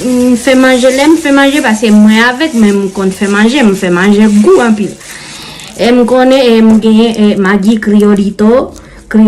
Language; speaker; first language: Haitian Creole; non-native, learner; Spanish